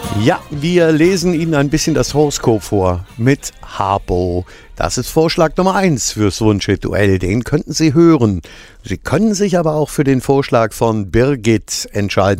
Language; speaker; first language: German; native; German